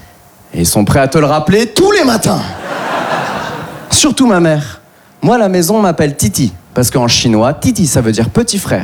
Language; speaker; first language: French; native; French